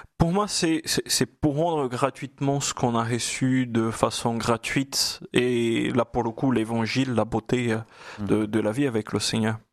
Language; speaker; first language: French; non-native, fluent; Portuguese